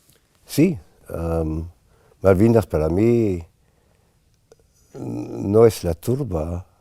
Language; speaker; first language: Spanish; non-native, fluent; English